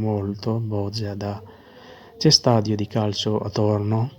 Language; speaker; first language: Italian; non-native, learner; Urdu